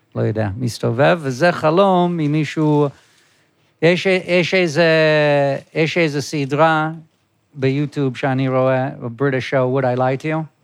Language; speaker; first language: Hebrew; non-native, fluent; English